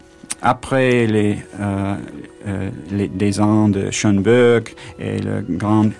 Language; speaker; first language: French; non-native, learner; English